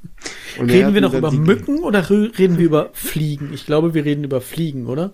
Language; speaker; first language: German; native; German